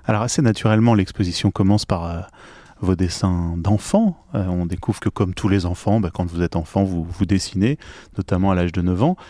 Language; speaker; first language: French; native; French